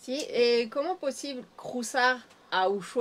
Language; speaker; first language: Spanish; non-native, learner; French